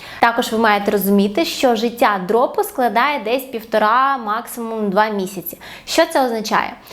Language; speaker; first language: Ukrainian; non-native, local second language; Russian